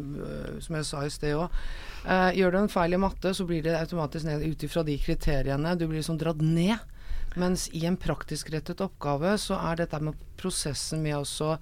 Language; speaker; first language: Norwegian; native; Norwegian